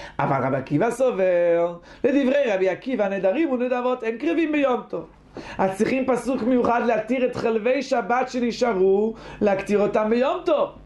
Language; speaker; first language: Hebrew; native; Hebrew